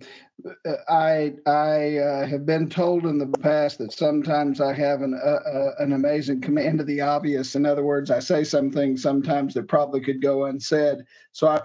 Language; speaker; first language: English; native; English